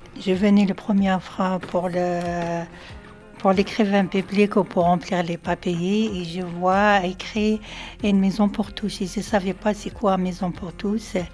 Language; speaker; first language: French; non-native, learner; Arabic